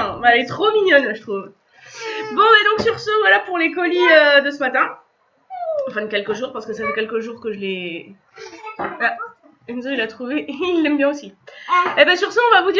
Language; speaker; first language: French; native; French